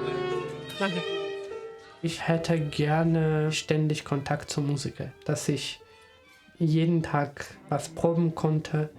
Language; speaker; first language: German; non-native, fluent; Armenian